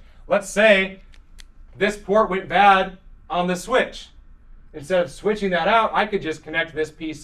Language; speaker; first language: English; native; English